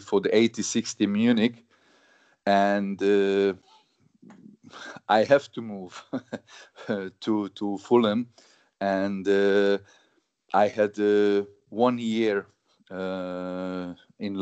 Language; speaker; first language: English; non-native, learner; Hungarian